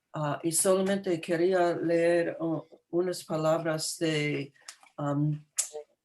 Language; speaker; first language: Spanish; non-native, fluent; English